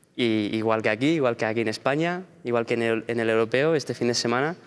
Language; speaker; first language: Spanish; early bilingual, heritage; Spanish